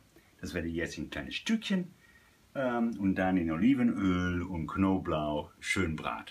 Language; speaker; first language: German; non-native, fluent; Italian